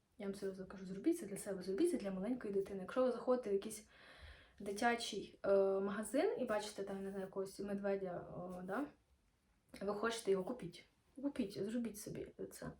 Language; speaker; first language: Ukrainian; non-native, local second language; Russian